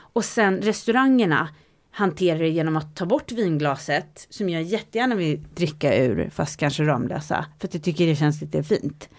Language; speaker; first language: Swedish; native; Swedish